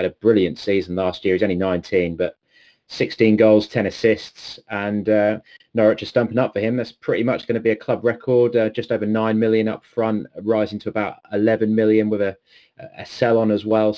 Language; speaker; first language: English; native; English